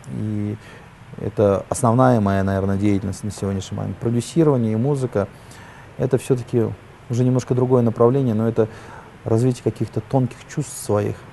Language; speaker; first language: Russian; native; Russian